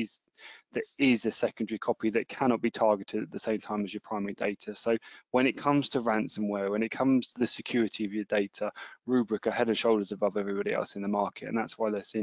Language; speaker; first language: English; native; English